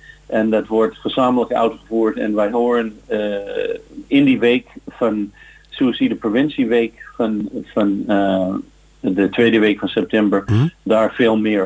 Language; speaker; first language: Dutch; non-native, fluent; English